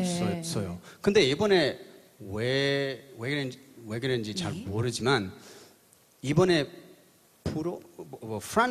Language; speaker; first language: Korean; early bilingual, heritage; English